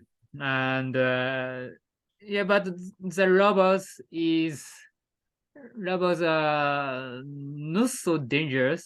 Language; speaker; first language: English; non-native, learner; Japanese